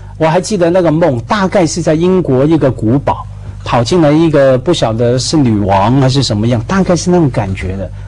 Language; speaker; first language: Chinese; non-native, local second language; Cantonese